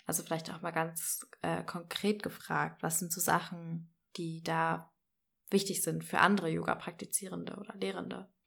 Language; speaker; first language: German; early bilingual, other home language; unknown